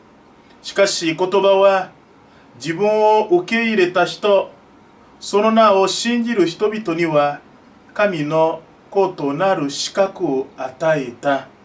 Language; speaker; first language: Japanese; non-native, fluent; French